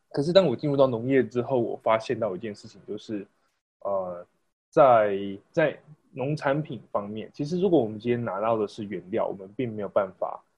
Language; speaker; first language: Chinese; native; Chinese